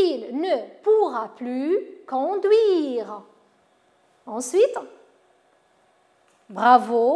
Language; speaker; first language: French; non-native, local second language; Arabic